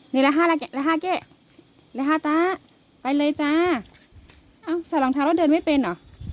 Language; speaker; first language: Thai; native; Thai